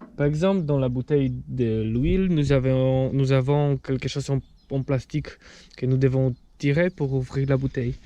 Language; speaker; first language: French; non-native, fluent; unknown